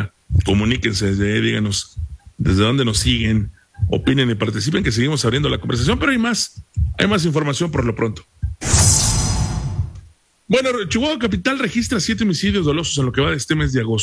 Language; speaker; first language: Spanish; native; Spanish